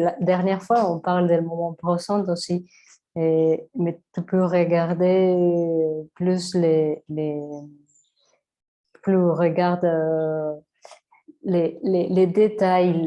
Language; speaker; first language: French; non-native, learner; Spanish